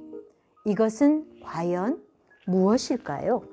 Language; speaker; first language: Korean; native; Korean